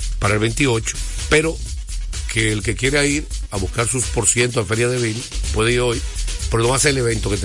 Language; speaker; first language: Spanish; native; Spanish